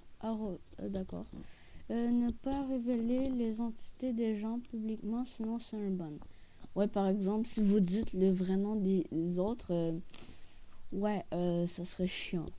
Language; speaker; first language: French; native; French